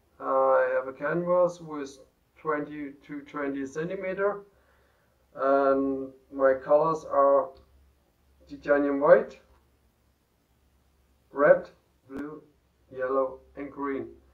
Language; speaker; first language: English; non-native, learner; German